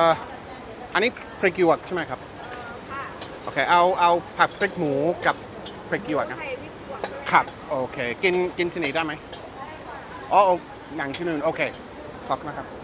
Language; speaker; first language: Thai; non-native, learner; English